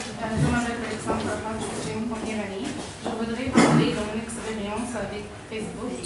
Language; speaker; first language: French; non-native, learner; Arabic